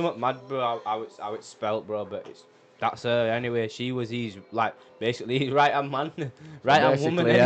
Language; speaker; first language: English; native; English